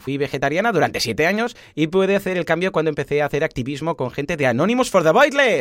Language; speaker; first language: Spanish; native; Spanish